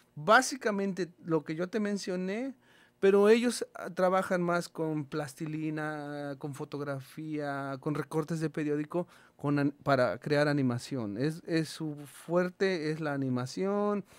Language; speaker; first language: Spanish; native; Spanish